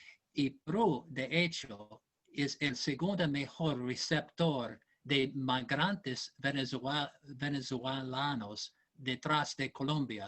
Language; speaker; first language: Spanish; non-native, learner; English